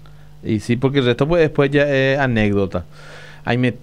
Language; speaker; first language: Spanish; native; Spanish